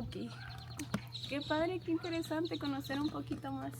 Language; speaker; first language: Spanish; native; Spanish